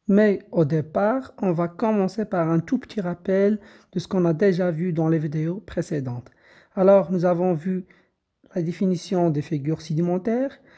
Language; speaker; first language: French; non-native, local second language; Arabic